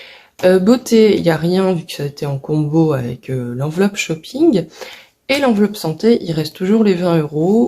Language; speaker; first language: French; native; French